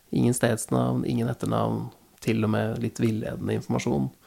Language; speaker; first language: Norwegian; native; Norwegian